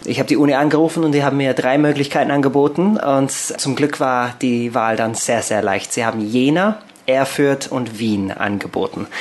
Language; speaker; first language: German; non-native, fluent; English